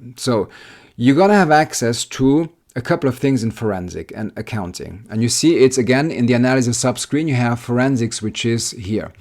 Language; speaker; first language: English; non-native, fluent; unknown